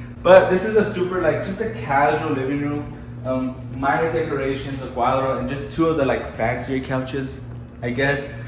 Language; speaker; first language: English; early bilingual, other home language; Spanish